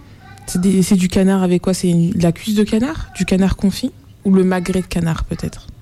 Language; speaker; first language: French; native; French